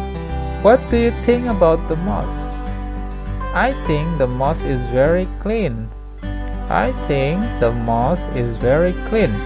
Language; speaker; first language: English; non-native, learner; Indonesian